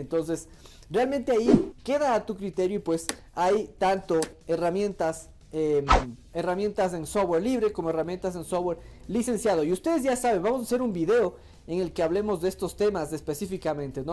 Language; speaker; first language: Spanish; native; Spanish